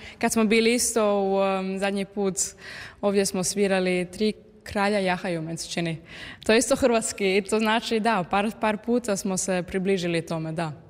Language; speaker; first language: Croatian; early bilingual, heritage; Croatian